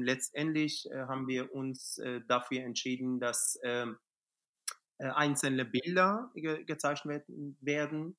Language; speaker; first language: German; non-native, fluent; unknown